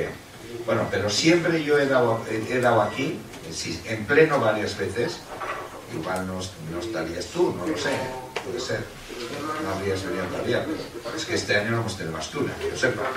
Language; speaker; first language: Spanish; native; Spanish